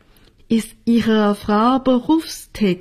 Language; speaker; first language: German; non-native, fluent; Chinese